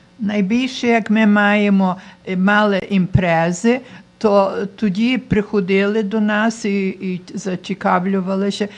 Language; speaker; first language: Ukrainian; early bilingual, heritage; Ukrainian